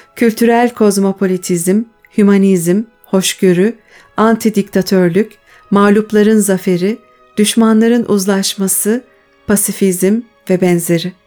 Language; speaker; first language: Turkish; native; Turkish